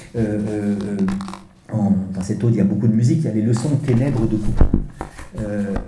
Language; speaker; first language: French; native; French